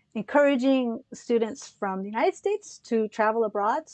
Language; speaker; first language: English; early bilingual, other home language; Spanish